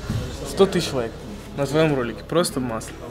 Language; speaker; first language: Russian; native; Russian